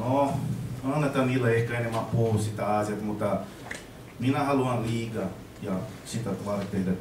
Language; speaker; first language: Finnish; non-native, learner; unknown